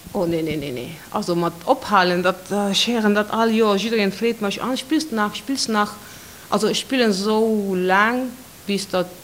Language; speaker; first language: Luxembourgish; non-native, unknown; Bulgarian